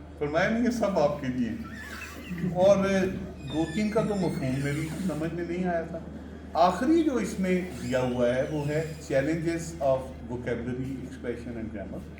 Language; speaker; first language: Urdu; non-native, local second language; Punjabi